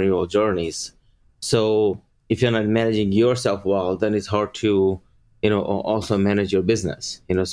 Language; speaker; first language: English; early bilingual, other home language; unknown